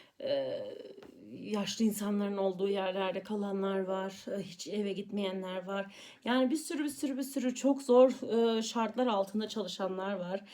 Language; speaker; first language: Turkish; early bilingual, heritage; Turkish